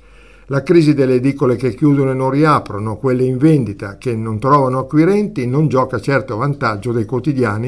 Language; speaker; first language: Italian; native; Italian